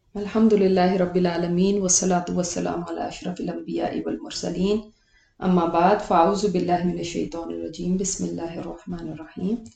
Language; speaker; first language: Urdu; native; Urdu